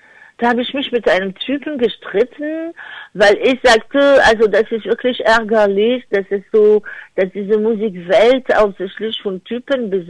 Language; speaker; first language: German; non-native, fluent; French